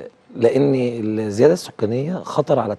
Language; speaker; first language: Arabic; native; Arabic